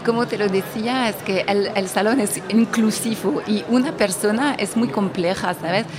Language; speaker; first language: Spanish; non-native, fluent; French